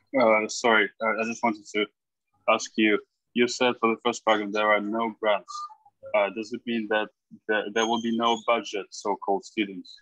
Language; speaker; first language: English; non-native, learner; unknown